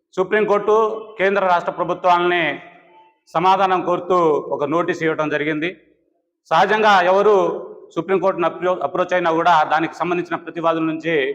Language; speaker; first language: Telugu; non-native, local second language; Lambadi